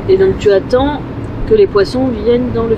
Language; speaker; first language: French; native; French